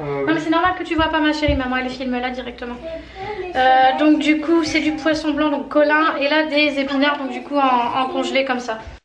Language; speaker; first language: French; native; French